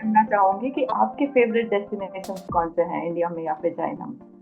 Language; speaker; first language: Hindi; native; Hindi